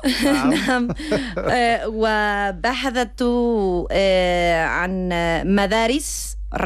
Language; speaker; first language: Arabic; non-native, learner; Spanish